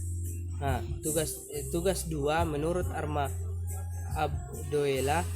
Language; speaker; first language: Indonesian; native; Indonesian